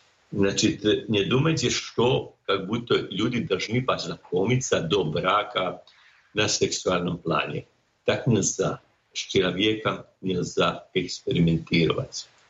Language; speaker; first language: Russian; non-native, fluent; Croatian